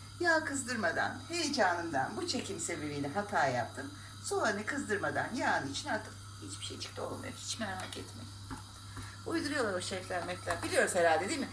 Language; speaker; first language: Turkish; native; Turkish